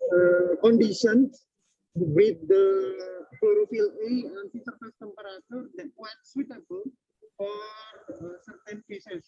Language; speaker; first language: English; non-native, fluent; Indonesian